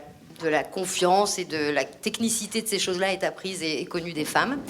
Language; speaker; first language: French; native; French